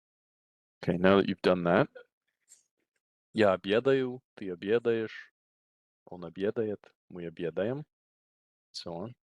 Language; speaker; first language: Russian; non-native, fluent; English